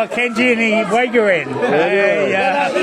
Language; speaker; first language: Chinese; non-native, learner; English